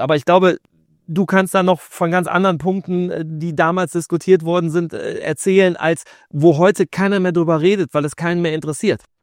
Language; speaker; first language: German; native; German